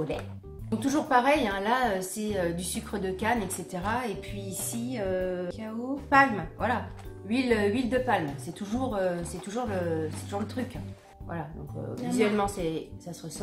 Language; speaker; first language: French; native; French